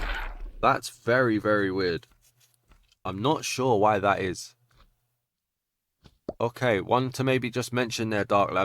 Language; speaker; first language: English; native; English